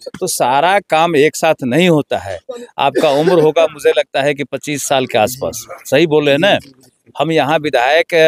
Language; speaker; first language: Hindi; native; Hindi